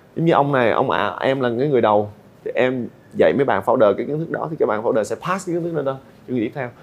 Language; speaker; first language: Vietnamese; native; Vietnamese